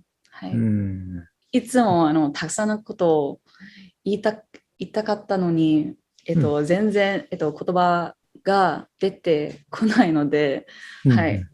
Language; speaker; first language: Japanese; non-native, fluent; English